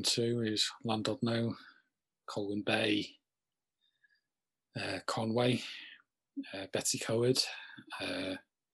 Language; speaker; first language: English; native; English